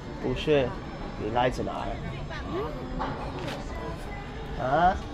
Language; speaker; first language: Chinese; non-native, learner; English